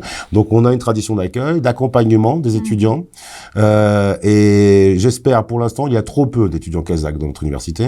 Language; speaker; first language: French; native; French